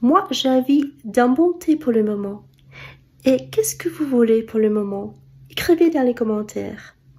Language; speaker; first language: French; non-native, fluent; Russian